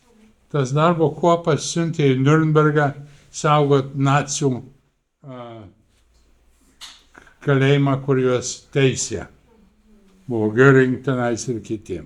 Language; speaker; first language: Lithuanian; native; Lithuanian